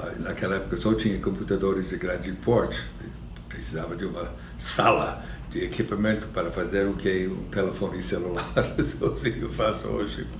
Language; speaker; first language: Portuguese; non-native, fluent; English